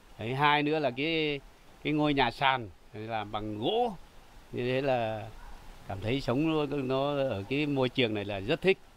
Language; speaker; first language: Vietnamese; non-native, local second language; Tày